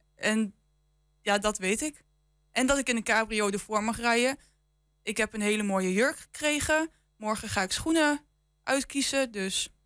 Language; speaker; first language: Dutch; native; Dutch